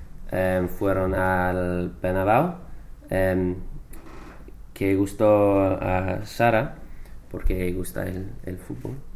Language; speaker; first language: Spanish; non-native, fluent; English